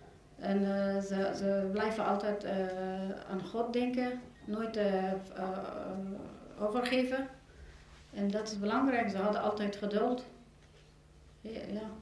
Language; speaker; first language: Dutch; non-native, learner; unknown